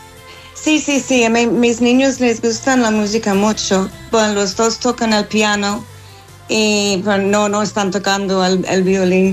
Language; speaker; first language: Spanish; non-native, learner; English